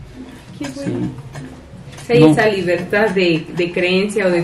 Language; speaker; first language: Spanish; native; Spanish